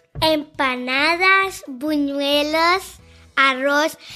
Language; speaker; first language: Spanish; early bilingual, heritage; Spanish